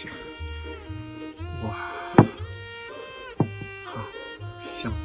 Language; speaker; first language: Chinese; non-native, fluent; German